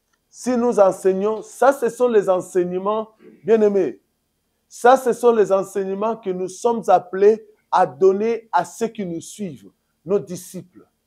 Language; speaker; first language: French; non-native, local second language; Lingala